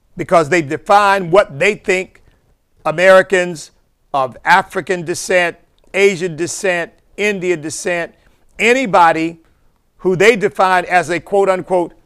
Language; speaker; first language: English; native; English